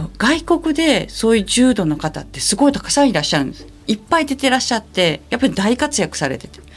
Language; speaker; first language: Japanese; native; Japanese